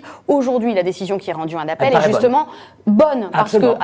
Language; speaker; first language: French; native; French